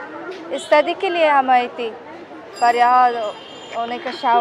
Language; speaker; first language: Hindi; non-native, learner; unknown